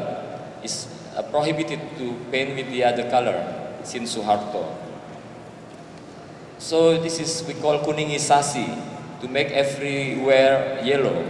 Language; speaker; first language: English; non-native, learner; Indonesian